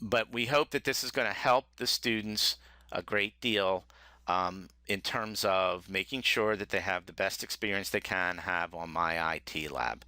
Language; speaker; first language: English; native; English